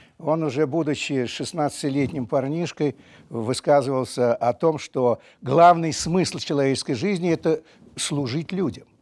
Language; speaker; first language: Russian; native; Russian